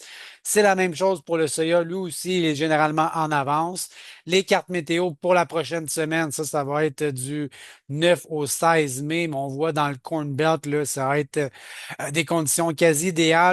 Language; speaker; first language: French; native; French